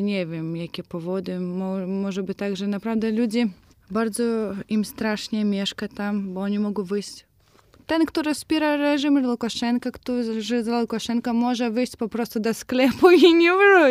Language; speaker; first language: Polish; non-native, fluent; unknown